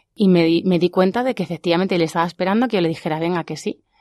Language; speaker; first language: Spanish; native; Spanish